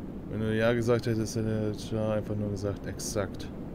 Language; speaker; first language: German; native; German